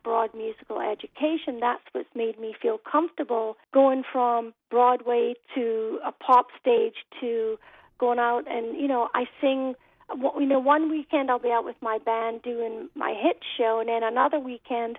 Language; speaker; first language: English; native; English